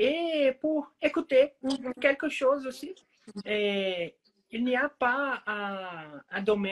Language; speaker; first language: French; non-native, learner; Portuguese